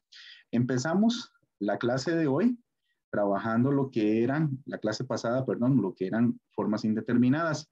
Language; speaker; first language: Spanish; native; Spanish